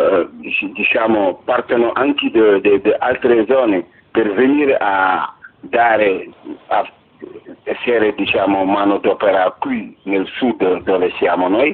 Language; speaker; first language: Italian; non-native, fluent; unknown